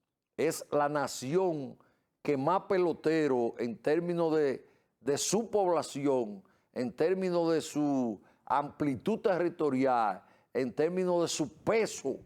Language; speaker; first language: Spanish; native; Spanish